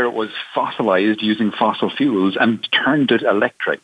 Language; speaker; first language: English; native; English